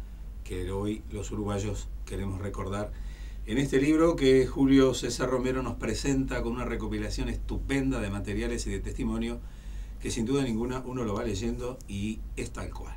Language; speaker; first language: Spanish; native; Spanish